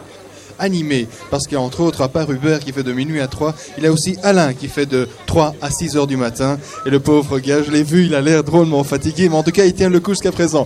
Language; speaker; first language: French; native; French